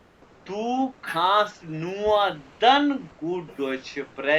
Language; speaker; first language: German; non-native, fluent; Urdu